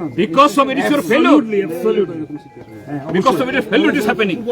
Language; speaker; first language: English; non-native, local second language; Bangla